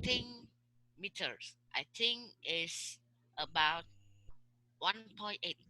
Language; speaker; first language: English; non-native, learner; Vietnamese